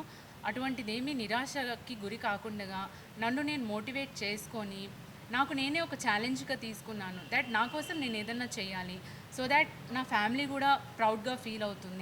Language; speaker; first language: Telugu; native; Telugu